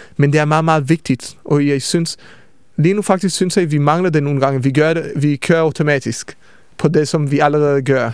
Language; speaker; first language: Danish; early bilingual, heritage; Danish